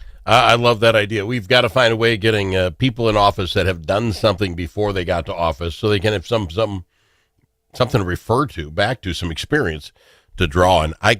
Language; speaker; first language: English; native; English